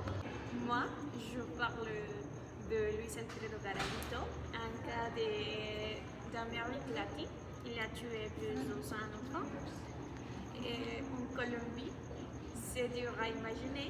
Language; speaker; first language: French; non-native, learner; Spanish